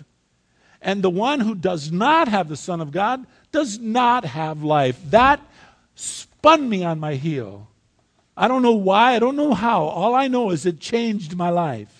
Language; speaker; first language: English; native; English